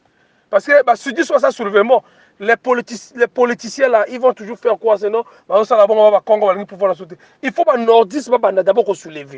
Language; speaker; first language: French; non-native, local second language; Lingala